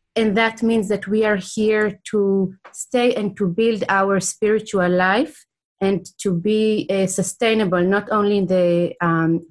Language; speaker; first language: English; non-native, fluent; Hebrew